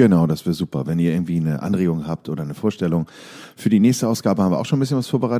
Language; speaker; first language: German; native; German